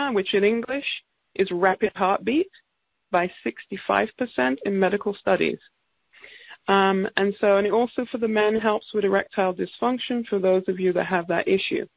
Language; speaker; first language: English; native; English